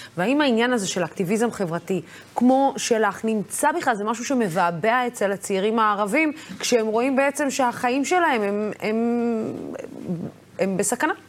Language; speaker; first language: Hebrew; non-native, local second language; Arabic